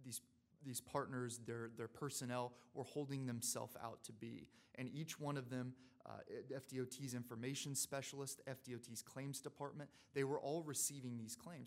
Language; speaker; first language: English; native; English